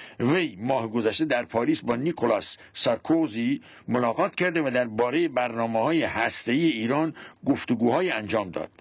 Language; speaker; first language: Persian; non-native, local second language; Central Kurdish